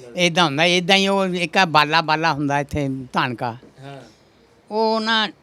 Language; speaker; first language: Punjabi; native; Punjabi